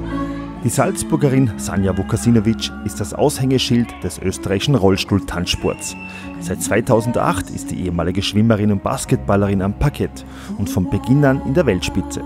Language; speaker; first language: German; native; German